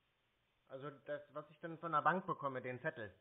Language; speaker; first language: German; native; German